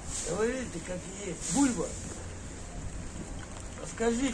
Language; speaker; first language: Russian; non-native, local second language; Kyrgyz